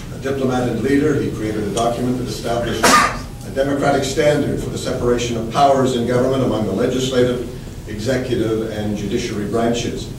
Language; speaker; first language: English; native; English